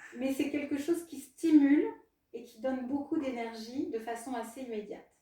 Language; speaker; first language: French; non-native, fluent; Spanish